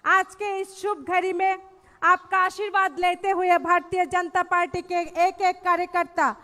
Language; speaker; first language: Hindi; non-native, local second language; Bangla